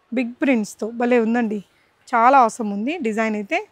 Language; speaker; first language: Telugu; native; Telugu